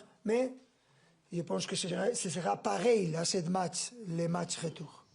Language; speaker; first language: French; non-native, fluent; Spanish